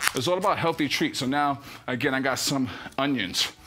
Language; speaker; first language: English; native; English